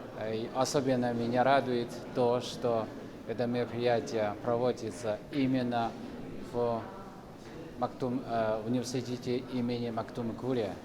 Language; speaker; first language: Russian; non-native, fluent; Chinese